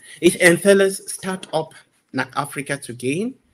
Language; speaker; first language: German; non-native, learner; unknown